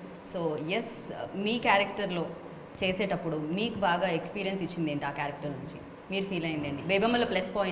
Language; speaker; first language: Telugu; native; Telugu